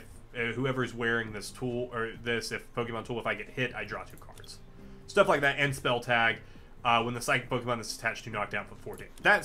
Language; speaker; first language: English; native; English